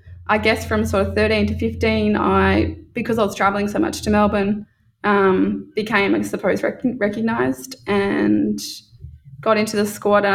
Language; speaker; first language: English; native; English